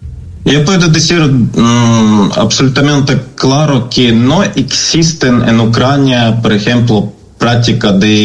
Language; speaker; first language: Spanish; non-native, learner; Ukrainian